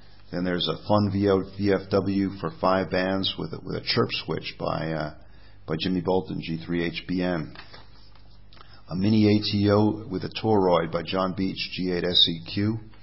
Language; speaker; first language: English; native; English